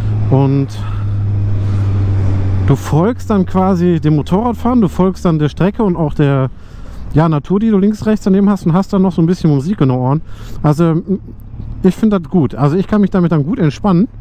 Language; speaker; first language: German; native; German